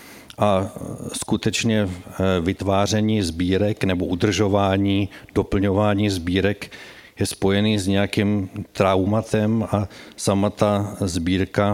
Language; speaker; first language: Czech; native; Czech